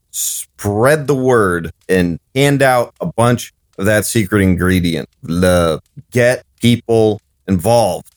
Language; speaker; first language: English; native; English